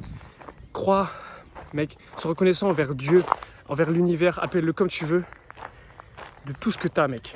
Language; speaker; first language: French; native; French